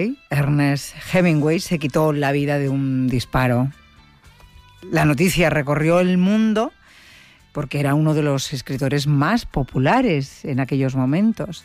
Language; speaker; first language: Spanish; native; Spanish